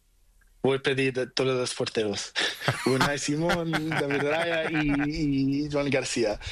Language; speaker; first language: Spanish; non-native, learner; Portuguese